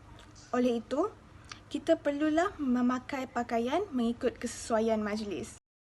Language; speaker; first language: Malay; native; Malay